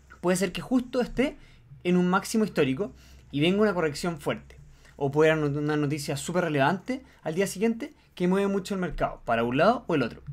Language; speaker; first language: Spanish; native; Spanish